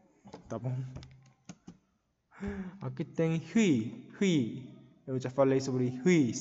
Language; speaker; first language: Portuguese; non-native, learner; Korean